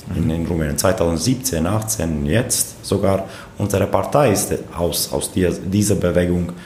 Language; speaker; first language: German; non-native, fluent; Romanian